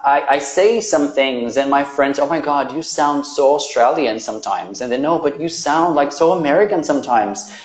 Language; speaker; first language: English; non-native, fluent; Portuguese